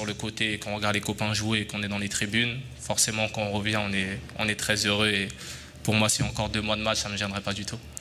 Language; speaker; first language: French; native; French